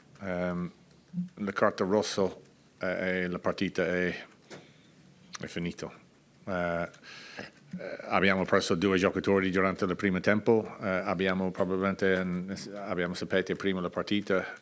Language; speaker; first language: Italian; non-native, learner; English